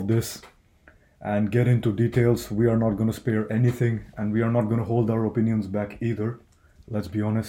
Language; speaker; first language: English; non-native, local second language; Hindi